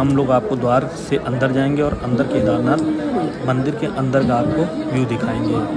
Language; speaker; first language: Hindi; native; Hindi